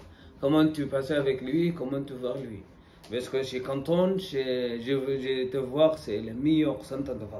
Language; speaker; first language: French; non-native, learner; Arabic